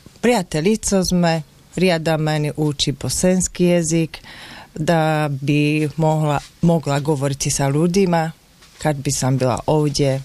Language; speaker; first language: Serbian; non-native, learner; Slovak